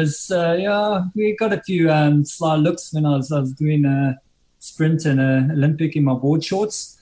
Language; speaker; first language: English; native; English